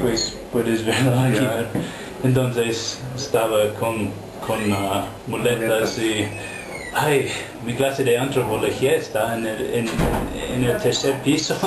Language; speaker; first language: Spanish; non-native, fluent; English